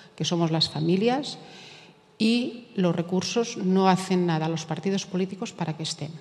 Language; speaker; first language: Spanish; native; Spanish